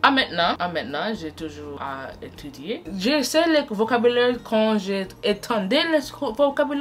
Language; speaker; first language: French; non-native, learner; English